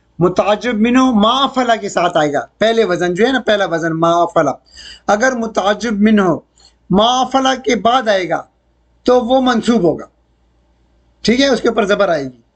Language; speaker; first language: Urdu; native; Urdu